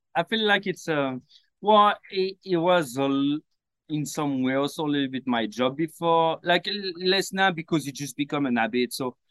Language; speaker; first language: English; non-native, fluent; French